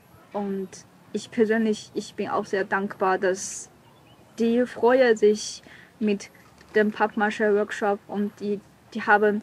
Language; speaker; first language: German; non-native, learner; Chinese